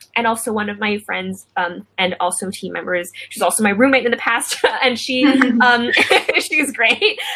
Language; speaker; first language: English; non-native, local second language; Cantonese